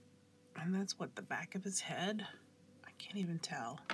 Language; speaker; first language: English; native; English